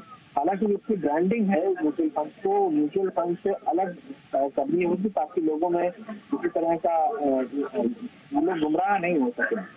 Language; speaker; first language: Hindi; native; Hindi